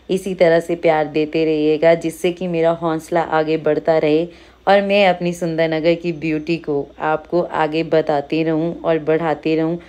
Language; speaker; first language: Hindi; native; Hindi